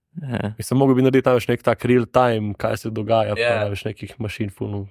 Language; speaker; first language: Slovenian; native; Slovenian